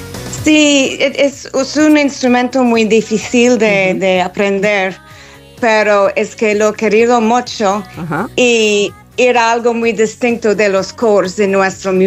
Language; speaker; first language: Spanish; non-native, learner; English